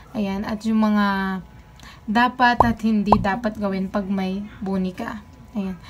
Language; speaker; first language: Filipino; non-native, local second language; Pampanga